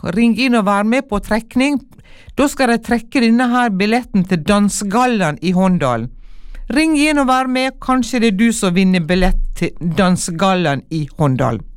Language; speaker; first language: Norwegian; native; Norwegian